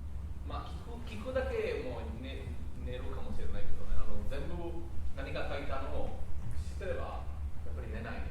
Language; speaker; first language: Japanese; non-native, learner; English